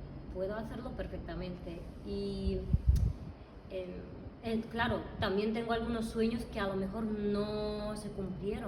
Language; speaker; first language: Spanish; non-native, fluent; Russian